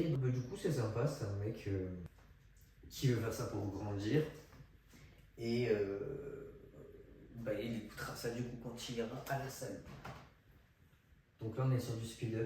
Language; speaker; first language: French; native; French